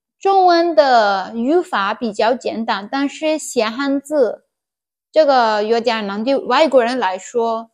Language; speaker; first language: Chinese; non-native, fluent; Persian